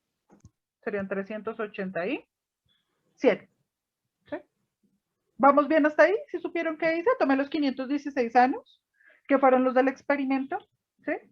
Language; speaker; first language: Spanish; native; Spanish